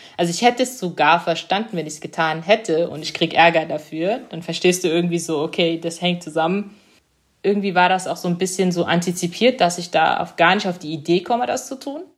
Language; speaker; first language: German; early bilingual, other home language; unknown